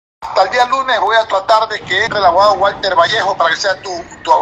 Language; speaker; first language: Spanish; native; Spanish